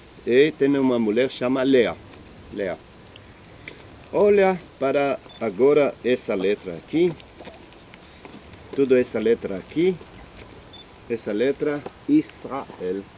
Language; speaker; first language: Portuguese; non-native, learner; Hebrew